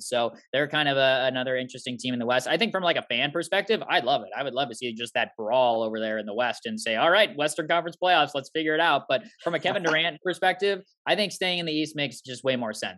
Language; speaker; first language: English; native; English